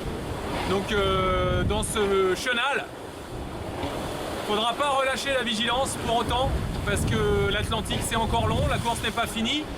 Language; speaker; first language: French; native; French